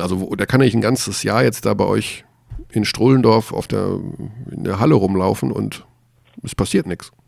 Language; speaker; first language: German; native; German